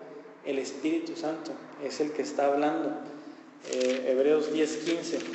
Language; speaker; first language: Spanish; native; Spanish